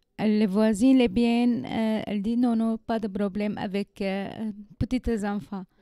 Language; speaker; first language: French; non-native, learner; Arabic